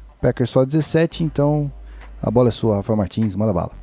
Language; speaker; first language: Portuguese; native; Portuguese